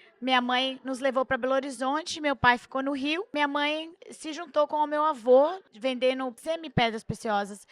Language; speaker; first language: Portuguese; early bilingual, heritage; Portuguese